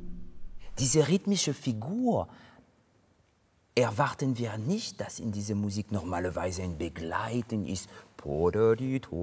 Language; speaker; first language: German; non-native, fluent; French